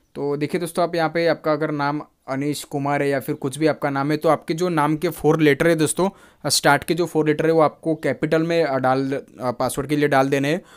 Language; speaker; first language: Hindi; non-native, local second language; Marathi